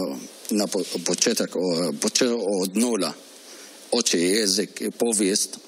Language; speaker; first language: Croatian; non-native, learner; Arabic